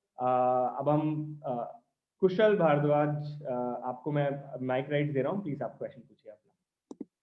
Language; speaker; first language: Hindi; non-native, local second language; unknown